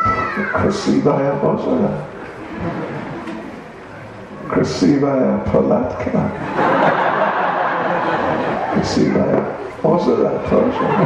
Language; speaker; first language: Russian; non-native, learner; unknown